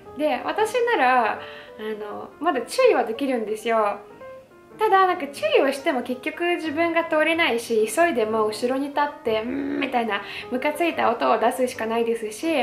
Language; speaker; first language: Japanese; non-native, fluent; Russian